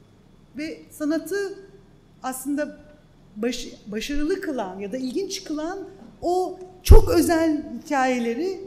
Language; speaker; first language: Turkish; native; Turkish